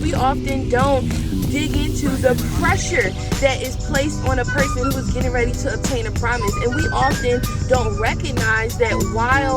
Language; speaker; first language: English; native; English